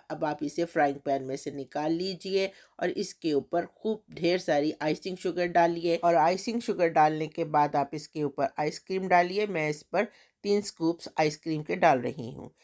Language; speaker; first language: Urdu; native; Urdu